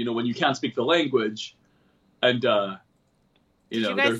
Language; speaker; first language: English; early bilingual, other home language; Korean